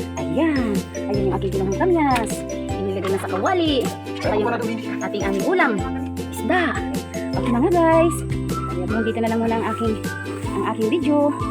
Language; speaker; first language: Filipino; non-native, local second language; Waray